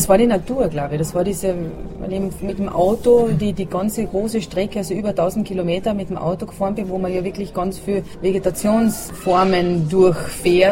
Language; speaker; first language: German; native; German